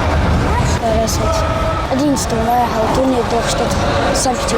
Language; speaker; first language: Russian; non-native, local second language; Ingush